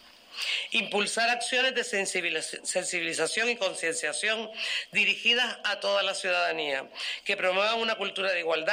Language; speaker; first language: Spanish; native; Spanish